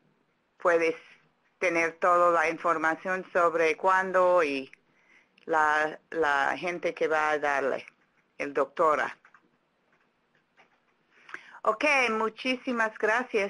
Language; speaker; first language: Spanish; non-native, fluent; English